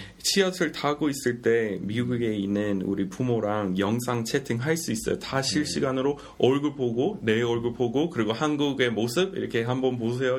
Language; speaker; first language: Korean; non-native, fluent; English